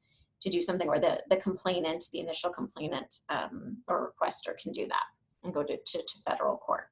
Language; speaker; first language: English; native; English